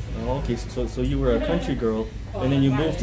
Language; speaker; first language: English; native; English